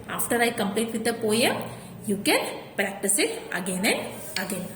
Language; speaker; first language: English; non-native, local second language; Kannada